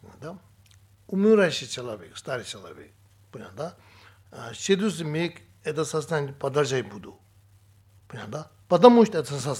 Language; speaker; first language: Russian; non-native, learner; Tibetan